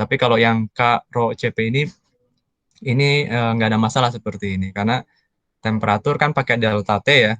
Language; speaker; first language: Indonesian; native; Indonesian